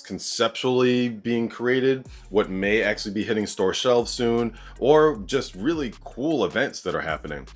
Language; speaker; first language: English; native; English